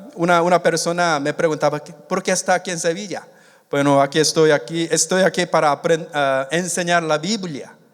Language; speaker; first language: Spanish; non-native, fluent; Korean